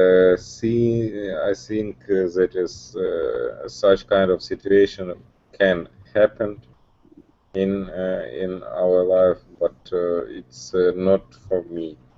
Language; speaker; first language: English; non-native, learner; Russian